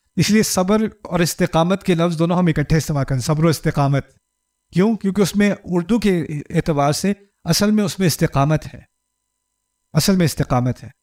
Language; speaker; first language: Urdu; native; Urdu